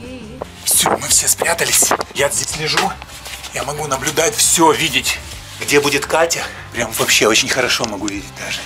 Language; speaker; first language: Russian; native; Russian